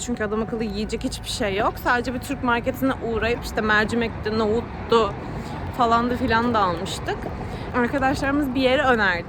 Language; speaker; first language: Turkish; native; Turkish